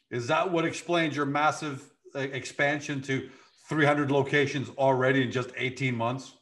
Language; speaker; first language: English; native; English